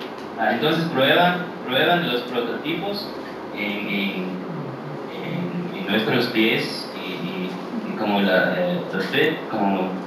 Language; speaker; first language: Spanish; early bilingual, heritage; English